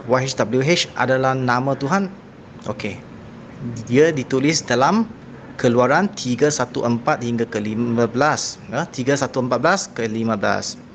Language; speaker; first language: Malay; non-native, local second language; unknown